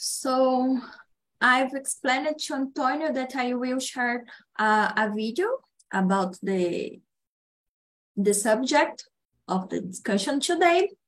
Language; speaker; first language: English; non-native, learner; Portuguese